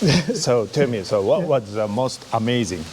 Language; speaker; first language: English; non-native, learner; Japanese